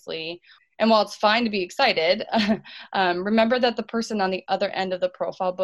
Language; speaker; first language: English; native; English